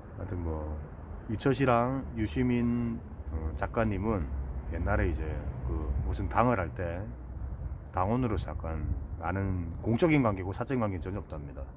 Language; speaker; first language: Korean; native; Korean